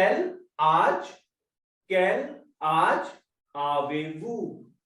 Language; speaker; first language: French; non-native, learner; Hindi